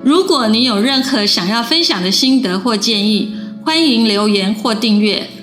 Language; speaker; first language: Chinese; native; Chinese